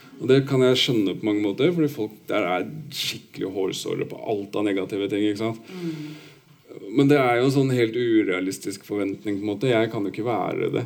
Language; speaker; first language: Norwegian; early bilingual, other home language; Urdu